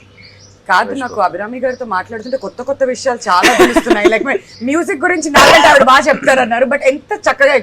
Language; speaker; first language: Telugu; native; Telugu